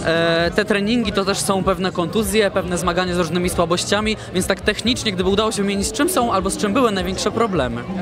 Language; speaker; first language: Polish; native; Polish